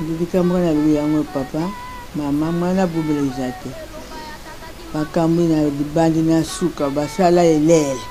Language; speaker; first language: Lingala; non-native, local second language; Kongo